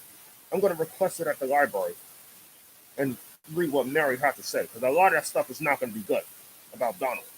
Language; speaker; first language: English; native; English